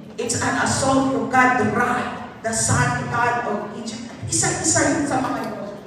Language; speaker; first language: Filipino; non-native, local second language; Iloko